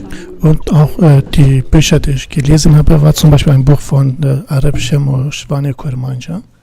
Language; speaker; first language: German; non-native, fluent; Kurdish